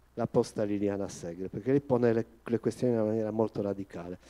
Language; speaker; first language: Italian; non-native, fluent; Polish